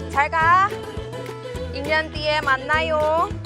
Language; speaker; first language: Korean; non-native, fluent; English